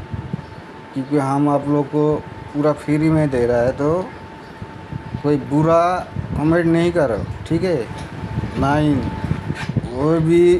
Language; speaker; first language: Hindi; non-native, local second language; Bangla